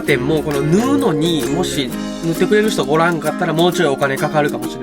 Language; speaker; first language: Japanese; native; Japanese